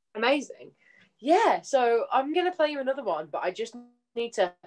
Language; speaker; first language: English; native; English